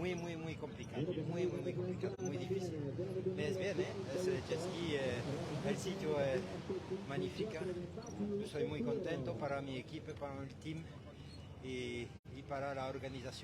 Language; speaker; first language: Spanish; non-native, learner; French